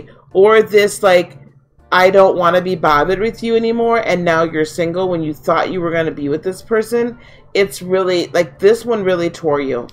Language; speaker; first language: English; native; English